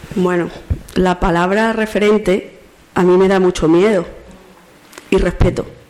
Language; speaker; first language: Spanish; native; Spanish